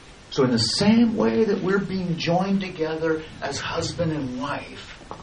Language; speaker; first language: English; native; English